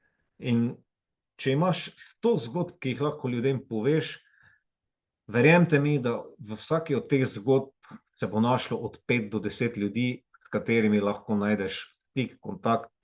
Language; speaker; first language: Slovenian; native; Slovenian